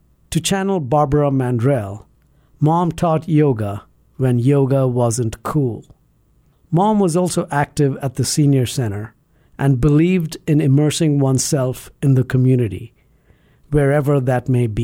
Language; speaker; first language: English; non-native, local second language; Malayalam